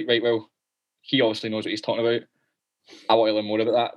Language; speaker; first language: English; native; English